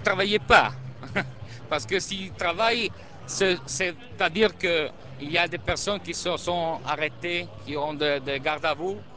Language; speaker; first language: French; non-native, learner; Italian